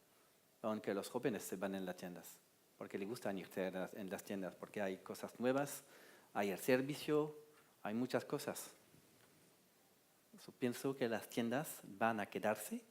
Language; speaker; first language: Spanish; non-native, fluent; French